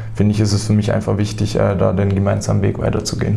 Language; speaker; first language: German; native; German